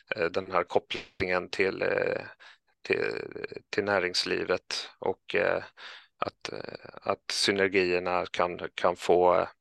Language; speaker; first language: Swedish; native; Swedish